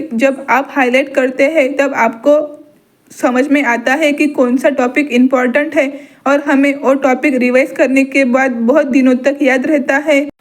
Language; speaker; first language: Hindi; non-native, local second language; Marathi